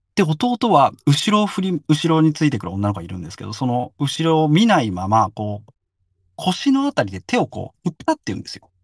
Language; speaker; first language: Japanese; native; Japanese